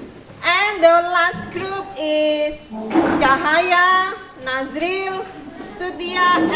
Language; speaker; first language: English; non-native, fluent; Indonesian